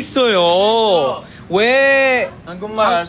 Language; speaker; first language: Korean; non-native, learner; Filipino